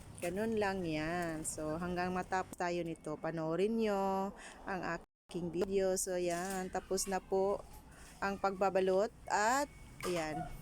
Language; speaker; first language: Filipino; non-native, local second language; Cebuano